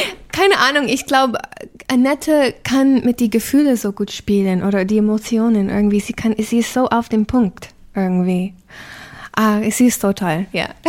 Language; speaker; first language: German; non-native, fluent; English